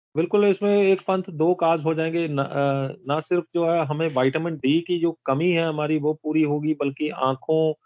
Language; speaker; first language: Hindi; non-native, local second language; Punjabi